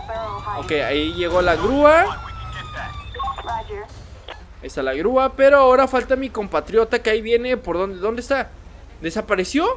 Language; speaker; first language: Spanish; native; Spanish